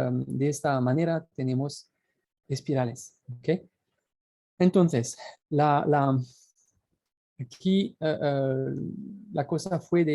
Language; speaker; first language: Spanish; non-native, fluent; French